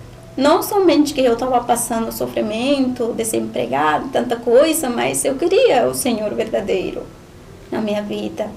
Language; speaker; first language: Portuguese; non-native, learner; Spanish